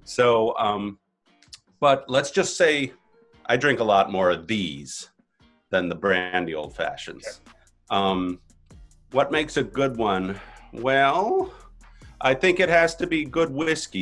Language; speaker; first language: English; native; English